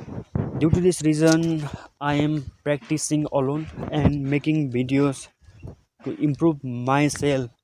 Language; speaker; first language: English; non-native, local second language; Nepali